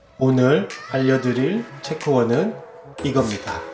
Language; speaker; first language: Korean; non-native, learner; Czech